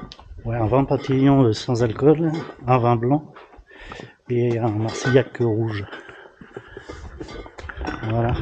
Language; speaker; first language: French; native; French